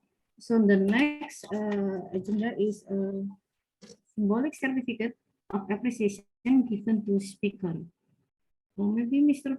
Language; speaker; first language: English; non-native, fluent; Indonesian